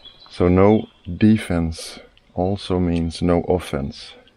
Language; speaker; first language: English; non-native, fluent; Swedish